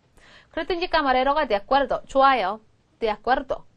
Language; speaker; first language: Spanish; non-native, fluent; Korean